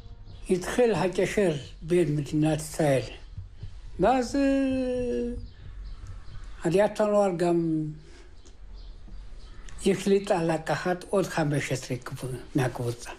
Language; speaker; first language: Hebrew; early bilingual, other home language; Amharic